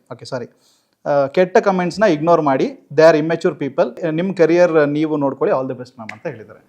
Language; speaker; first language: Kannada; native; Kannada